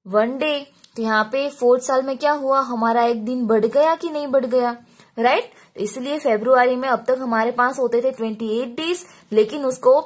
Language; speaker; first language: Hindi; non-native, local second language; Gujarati